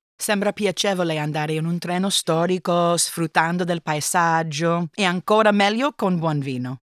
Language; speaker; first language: Italian; non-native, learner; English